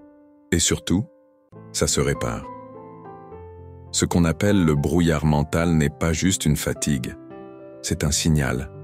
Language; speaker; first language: French; native; French